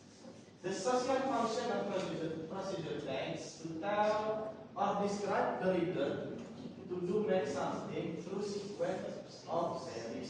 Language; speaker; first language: English; non-native, learner; Indonesian